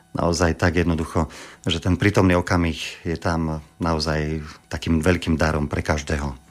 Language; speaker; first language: Slovak; native; Slovak